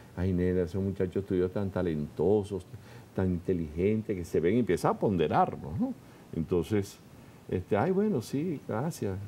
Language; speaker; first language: Spanish; native; Spanish